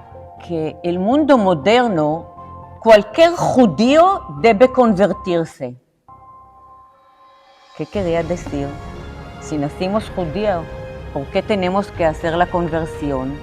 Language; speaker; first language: Spanish; non-native, fluent; Hebrew